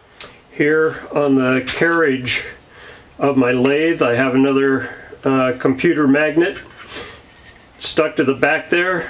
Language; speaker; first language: English; native; English